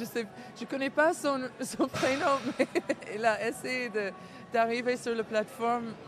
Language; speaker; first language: French; non-native, fluent; English